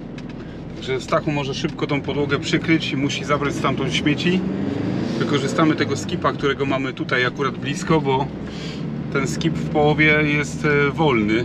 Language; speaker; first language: Polish; native; Polish